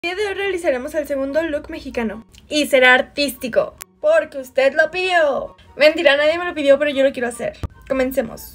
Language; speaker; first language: Spanish; native; Spanish